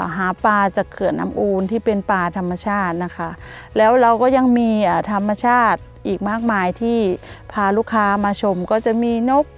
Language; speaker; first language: Thai; native; Thai